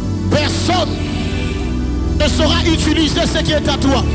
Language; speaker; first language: French; non-native, local second language; Lingala